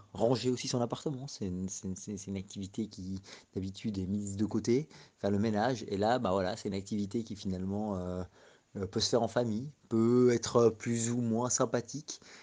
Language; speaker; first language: French; native; French